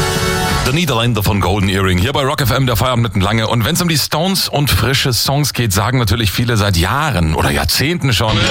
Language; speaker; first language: German; native; German